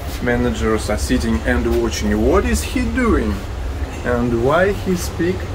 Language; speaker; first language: English; non-native, learner; Russian